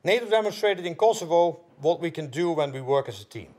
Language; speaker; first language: English; non-native, fluent; Dutch